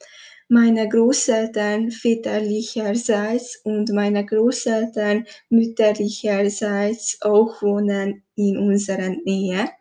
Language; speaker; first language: German; non-native, learner; Hungarian